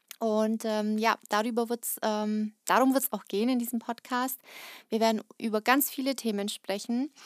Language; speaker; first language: German; early bilingual, other home language; Russian